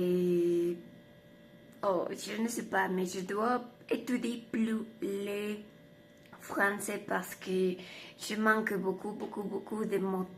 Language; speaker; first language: French; non-native, learner; Spanish